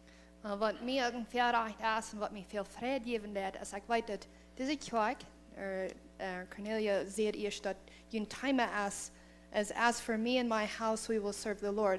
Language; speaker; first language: German; non-native, learner; Plautdietsch